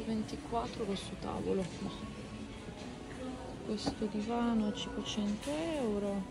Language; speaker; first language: Italian; non-native, fluent; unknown